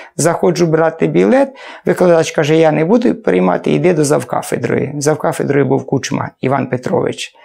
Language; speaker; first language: Ukrainian; native; Ukrainian